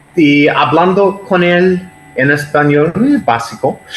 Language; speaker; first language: Spanish; non-native, learner; English